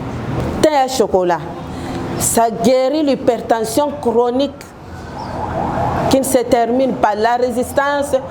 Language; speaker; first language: French; non-native, local second language; Lingala